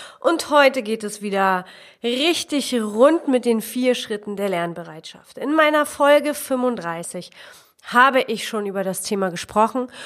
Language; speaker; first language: German; early bilingual, other home language; Polish